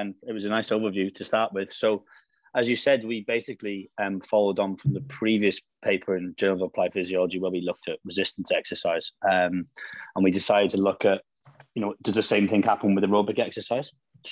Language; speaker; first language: English; native; English